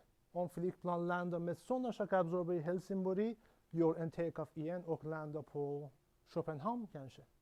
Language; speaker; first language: Swedish; non-native, learner; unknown